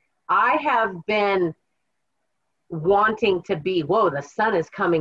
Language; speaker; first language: English; native; English